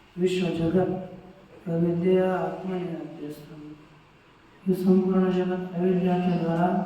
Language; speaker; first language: Hindi; non-native, local second language; Marathi